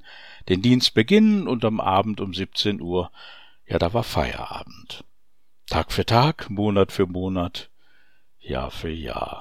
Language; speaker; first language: German; native; German